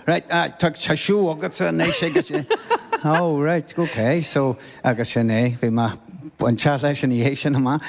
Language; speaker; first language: Irish; non-native, local second language; English